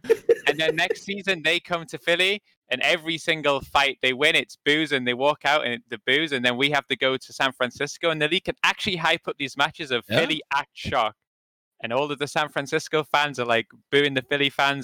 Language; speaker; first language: English; native; English